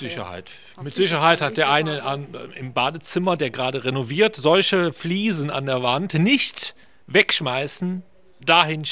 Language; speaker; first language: German; native; German